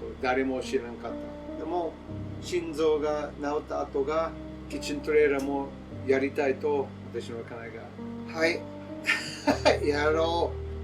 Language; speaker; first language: Japanese; non-native, learner; English